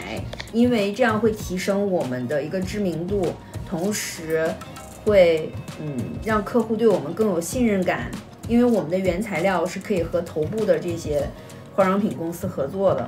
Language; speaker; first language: Chinese; native; Chinese